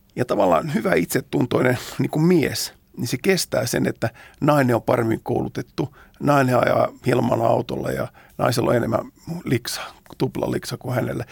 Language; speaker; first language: Finnish; native; Finnish